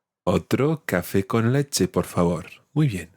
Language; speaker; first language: Spanish; non-native, fluent; English